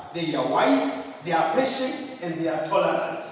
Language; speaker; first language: English; non-native, local second language; Swahili